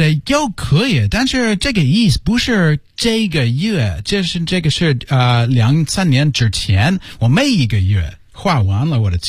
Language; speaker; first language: Chinese; non-native, learner; English